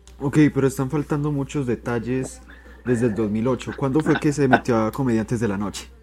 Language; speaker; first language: Spanish; native; Spanish